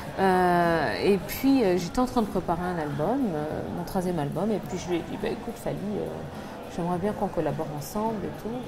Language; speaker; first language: French; native; French